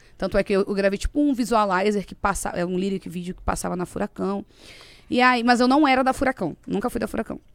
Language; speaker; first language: Portuguese; native; Portuguese